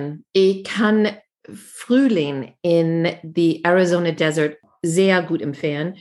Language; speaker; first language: German; non-native, fluent; English